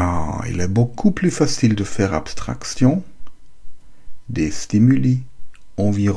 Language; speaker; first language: French; non-native, learner; German